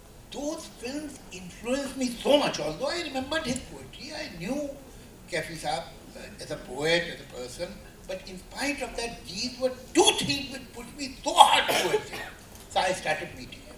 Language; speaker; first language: English; non-native, local second language; Urdu